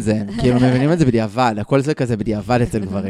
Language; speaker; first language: Hebrew; native; Hebrew